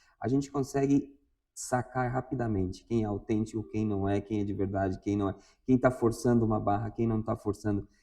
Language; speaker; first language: Portuguese; non-native, fluent; Spanish